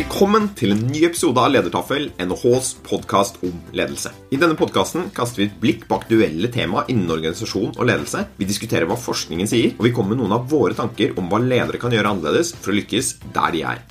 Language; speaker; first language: Norwegian; native; Norwegian